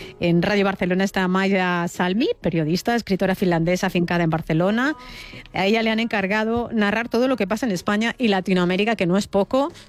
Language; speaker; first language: Spanish; native; Spanish